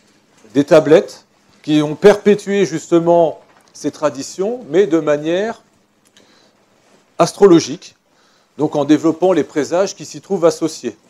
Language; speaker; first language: French; native; French